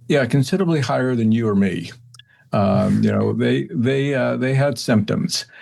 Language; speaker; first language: English; native; English